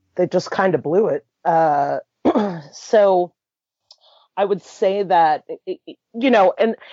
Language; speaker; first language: English; early bilingual, other home language; German